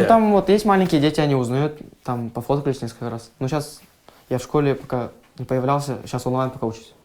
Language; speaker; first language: Russian; native; Russian